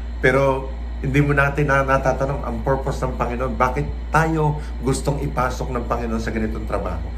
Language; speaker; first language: Filipino; non-native, local second language; Cebuano